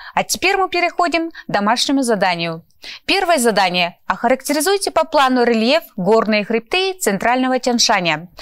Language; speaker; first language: Russian; non-native, local second language; Kyrgyz